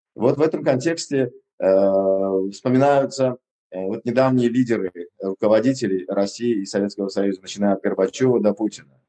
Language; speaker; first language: Russian; non-native, local second language; Uzbek